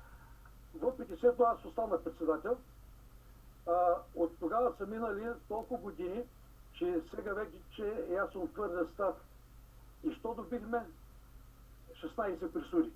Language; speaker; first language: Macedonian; early bilingual, heritage; Macedonian